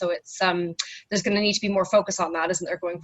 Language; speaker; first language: English; native; English